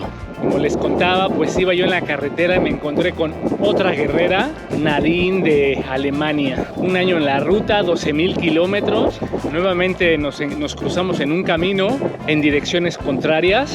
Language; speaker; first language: Spanish; native; Spanish